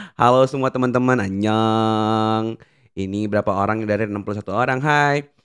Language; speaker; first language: Indonesian; native; Indonesian